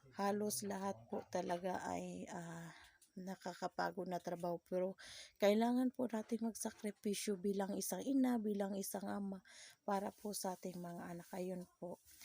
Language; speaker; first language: Filipino; non-native, local second language; Cebuano